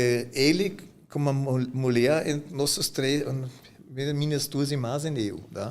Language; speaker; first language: Portuguese; non-native, fluent; German